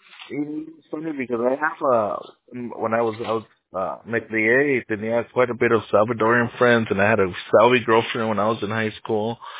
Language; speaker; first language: English; early bilingual, other home language; Spanish